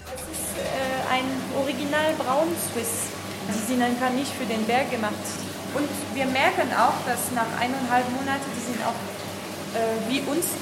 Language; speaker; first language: German; non-native, learner; French